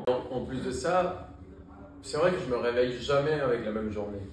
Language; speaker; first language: French; non-native, fluent; Spanish